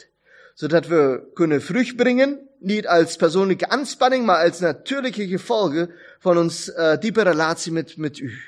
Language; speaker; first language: German; non-native, learner; Dutch